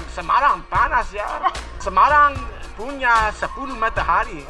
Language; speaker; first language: Indonesian; non-native, learner; English